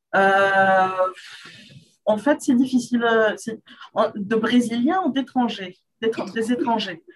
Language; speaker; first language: French; non-native, fluent; Portuguese